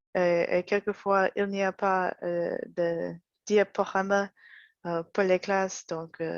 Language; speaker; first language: French; non-native, learner; English